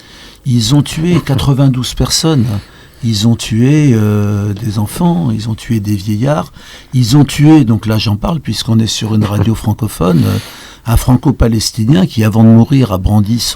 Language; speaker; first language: French; native; French